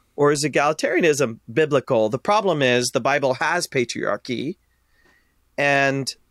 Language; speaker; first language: English; native; English